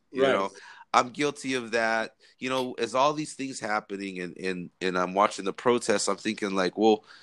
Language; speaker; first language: English; native; English